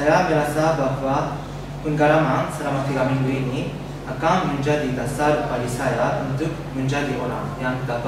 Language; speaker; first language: Indonesian; non-native, learner; Japanese